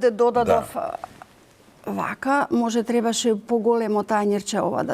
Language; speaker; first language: Macedonian; native; Macedonian